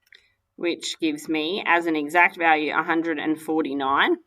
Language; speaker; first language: English; native; English